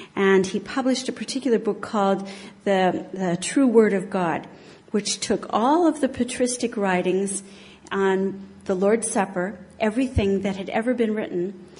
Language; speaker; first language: English; native; English